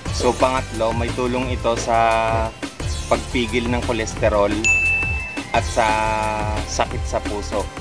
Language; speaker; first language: Filipino; non-native, local second language; Bikol